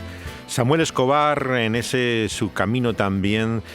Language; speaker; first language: Spanish; native; Spanish